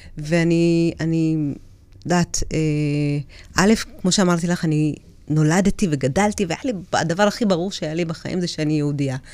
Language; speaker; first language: Hebrew; early bilingual, other home language; Amharic